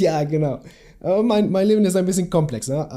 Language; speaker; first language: German; non-native, learner; Kurdish